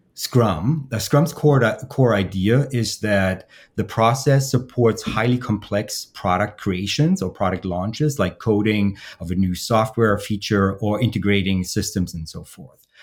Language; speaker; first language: English; non-native, fluent; German